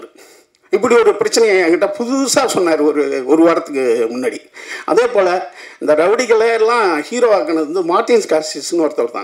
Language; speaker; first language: Tamil; native; Tamil